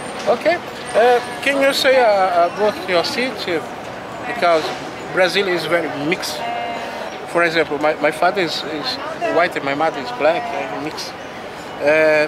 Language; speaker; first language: English; non-native, learner; Portuguese